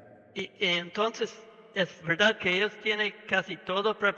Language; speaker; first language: Spanish; non-native, learner; English